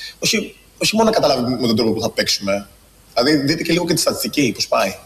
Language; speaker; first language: Greek; early bilingual, other home language; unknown